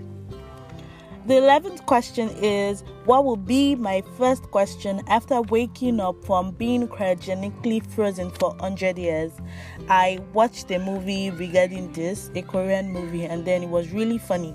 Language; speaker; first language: English; non-native, local second language; Yoruba